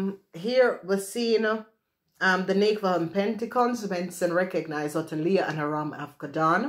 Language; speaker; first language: Dutch; non-native, fluent; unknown